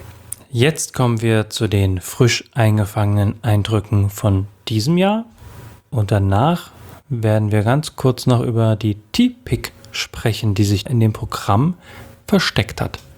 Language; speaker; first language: German; native; German